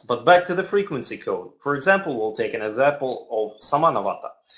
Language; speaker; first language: English; non-native, fluent; Russian